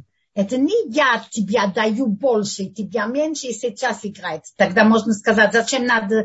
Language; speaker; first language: Russian; non-native, learner; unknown